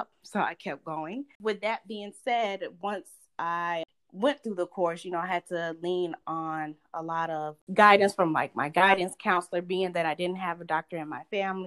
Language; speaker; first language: English; native; English